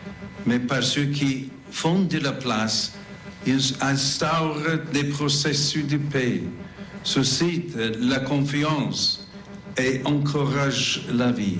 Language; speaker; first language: French; non-native, fluent; English